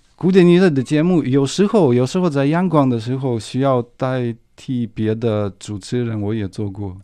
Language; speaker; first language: Chinese; non-native, fluent; Russian